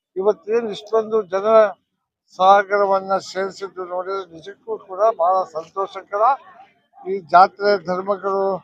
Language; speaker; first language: Kannada; non-native, local second language; Lambadi